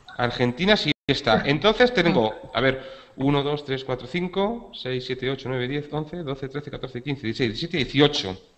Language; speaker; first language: Spanish; native; Spanish